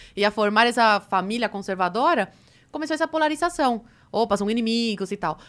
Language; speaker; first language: Portuguese; early bilingual, other home language; Spanish